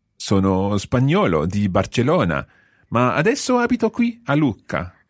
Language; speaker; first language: Italian; non-native, learner; English